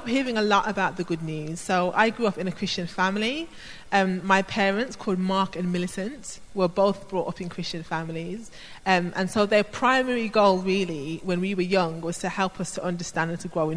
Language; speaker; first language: English; native; English